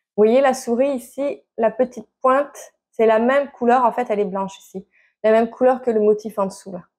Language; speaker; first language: French; native; French